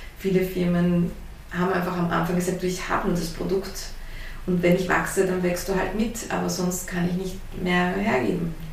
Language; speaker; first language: German; early bilingual, heritage; German